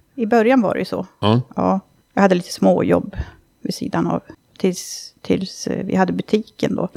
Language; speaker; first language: Swedish; native; Swedish